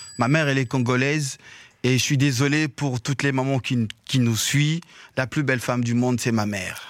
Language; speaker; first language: French; non-native, local second language; Lingala